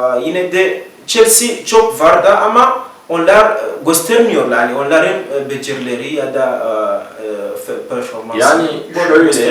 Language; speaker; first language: Turkish; non-native, learner; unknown